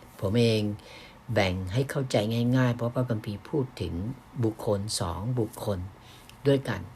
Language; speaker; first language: Thai; native; Thai